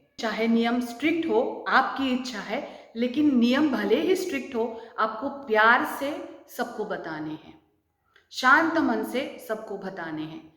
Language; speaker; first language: Hindi; non-native, local second language; Marathi